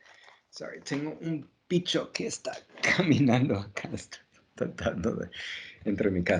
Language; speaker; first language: Spanish; non-native, fluent; English